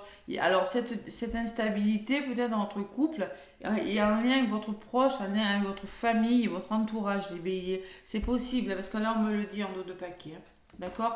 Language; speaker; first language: French; native; French